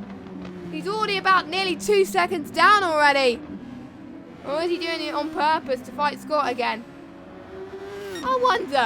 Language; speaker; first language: English; native; English